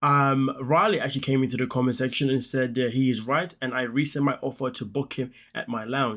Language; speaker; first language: English; native; English